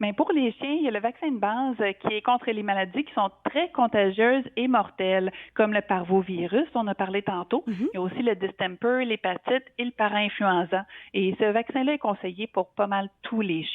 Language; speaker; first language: French; native; French